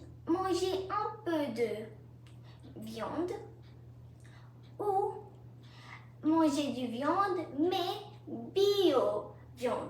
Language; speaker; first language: French; non-native, learner; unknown